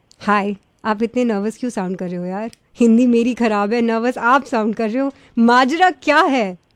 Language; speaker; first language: Hindi; early bilingual, heritage; Hindi